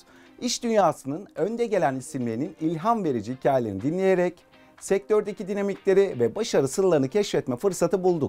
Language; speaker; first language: Turkish; native; Turkish